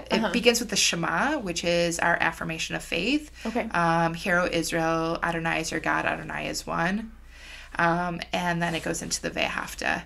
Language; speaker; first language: English; native; English